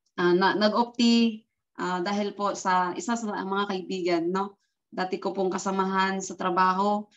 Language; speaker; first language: Filipino; native; Filipino